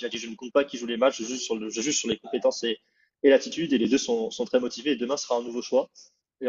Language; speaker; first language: French; native; French